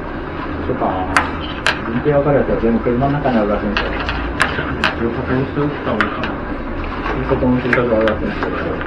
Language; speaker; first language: Japanese; native; Japanese